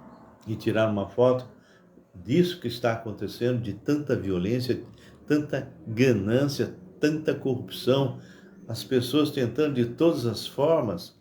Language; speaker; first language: Portuguese; native; Portuguese